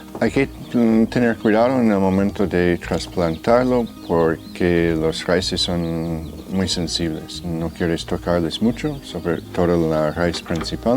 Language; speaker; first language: Spanish; non-native, fluent; English